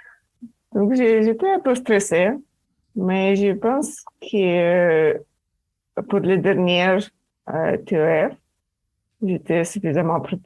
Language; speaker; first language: French; non-native, learner; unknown